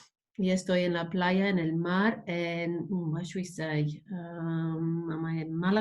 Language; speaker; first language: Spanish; non-native, fluent; English